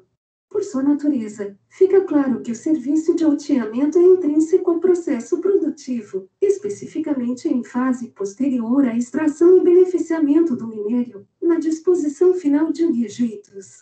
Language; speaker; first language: Portuguese; native; Portuguese